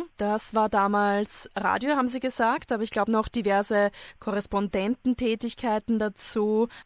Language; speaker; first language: German; native; German